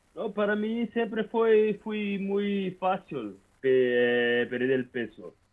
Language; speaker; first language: Spanish; non-native, learner; Portuguese